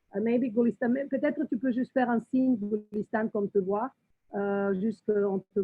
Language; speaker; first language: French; non-native, learner; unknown